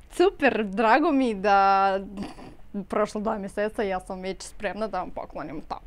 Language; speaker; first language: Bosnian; non-native, learner; Russian